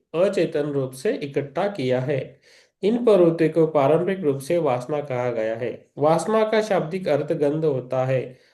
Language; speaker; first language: Hindi; non-native, local second language; Marathi